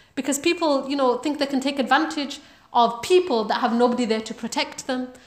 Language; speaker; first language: English; native; English